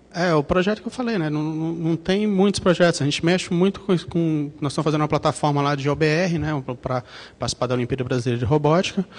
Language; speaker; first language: Portuguese; native; Portuguese